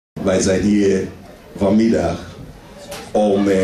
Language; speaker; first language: Dutch; non-native, learner; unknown